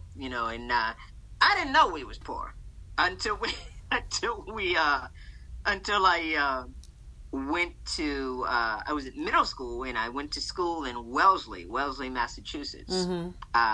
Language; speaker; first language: English; native; English